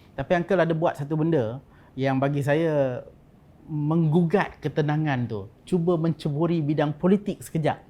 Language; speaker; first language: Malay; native; Malay